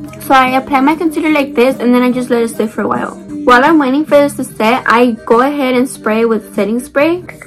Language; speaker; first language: English; early bilingual, other home language; Spanish